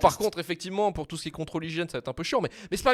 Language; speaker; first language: French; native; French